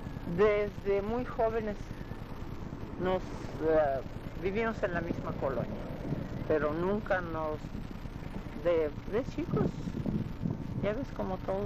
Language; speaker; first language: Spanish; early bilingual, other home language; Russian